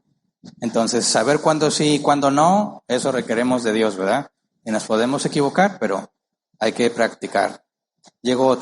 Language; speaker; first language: Spanish; native; Spanish